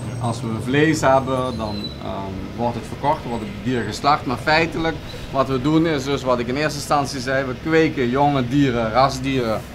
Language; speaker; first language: Dutch; non-native, local second language; Papiamento